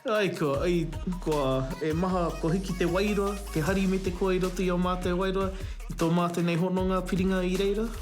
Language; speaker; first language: Māori; native; Māori